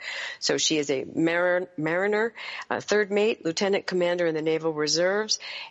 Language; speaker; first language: English; native; English